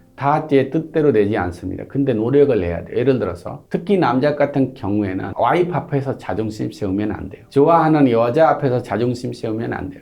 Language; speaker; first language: Korean; non-native, fluent; Hindi